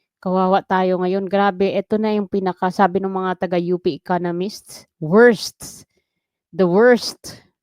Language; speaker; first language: Filipino; non-native, local second language; Waray